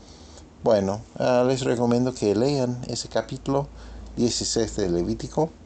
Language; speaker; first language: Spanish; non-native, fluent; English